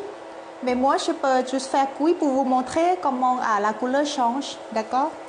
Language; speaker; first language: French; non-native, fluent; Thai